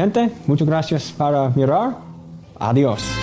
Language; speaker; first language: Spanish; non-native, learner; English